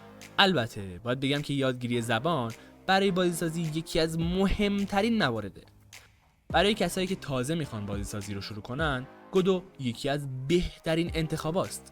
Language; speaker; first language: Persian; native; Persian